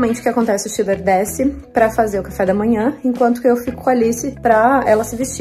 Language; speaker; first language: Portuguese; native; Portuguese